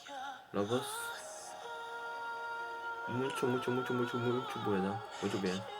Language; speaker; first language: Spanish; non-native, learner; Portuguese